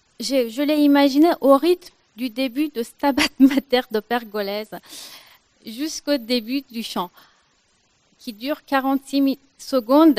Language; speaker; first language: French; non-native, fluent; Persian